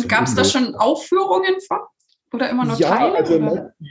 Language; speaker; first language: German; native; German